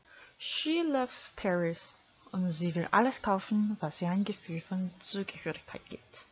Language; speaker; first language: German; non-native, fluent; Korean